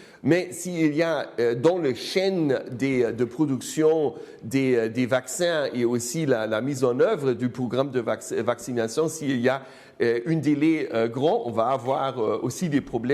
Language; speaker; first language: French; non-native, fluent; German